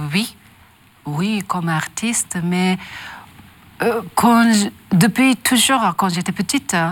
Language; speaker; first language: French; non-native, learner; Japanese